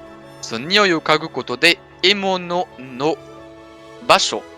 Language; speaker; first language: Japanese; non-native, fluent; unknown